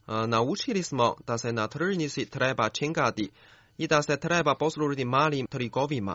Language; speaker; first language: Croatian; non-native, fluent; Chinese